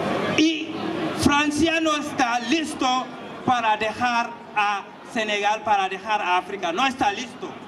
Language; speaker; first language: Spanish; non-native, fluent; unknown